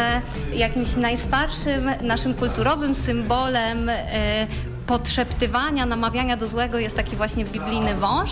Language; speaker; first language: Polish; native; Polish